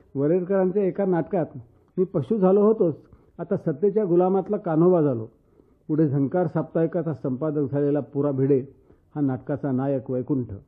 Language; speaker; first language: Marathi; native; Marathi